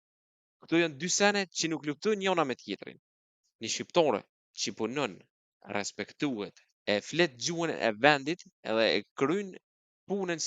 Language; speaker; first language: Albanian; early bilingual, heritage; Albanian